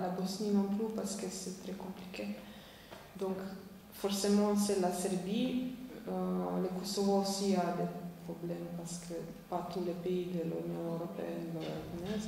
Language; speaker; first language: French; non-native, fluent; Slovenian